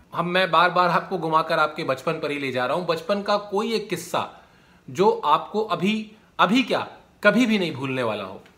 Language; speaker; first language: Hindi; native; Hindi